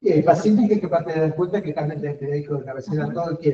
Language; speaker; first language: Spanish; native; Spanish